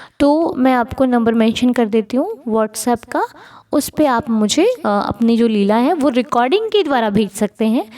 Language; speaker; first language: Hindi; native; Hindi